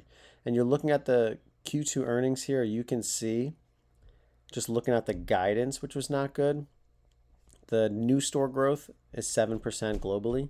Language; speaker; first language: English; native; English